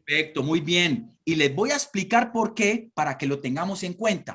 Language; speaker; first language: Spanish; native; Spanish